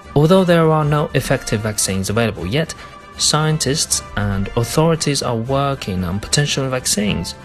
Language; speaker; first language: English; non-native, fluent; Chinese